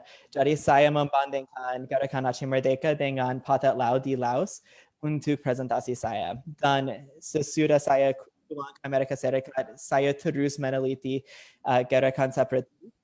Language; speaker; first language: Indonesian; non-native, learner; English